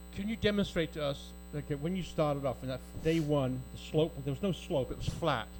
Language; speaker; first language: English; native; English